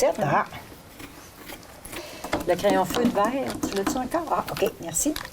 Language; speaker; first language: French; native; French